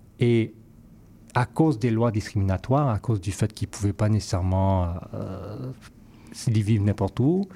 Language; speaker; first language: French; non-native, fluent; English